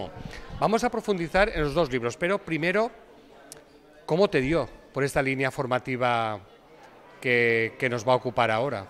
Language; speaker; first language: Spanish; non-native, local second language; Catalan